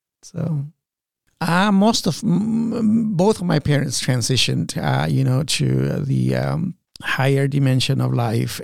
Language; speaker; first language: English; non-native, fluent; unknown